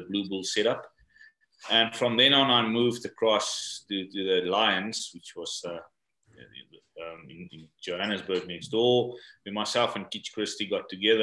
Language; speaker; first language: English; non-native, local second language; Afrikaans